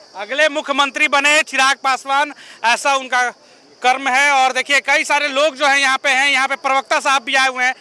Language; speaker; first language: Hindi; native; Hindi